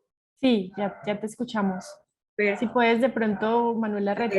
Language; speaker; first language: Spanish; native; Spanish